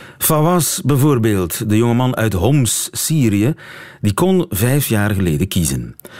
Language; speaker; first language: Dutch; native; Dutch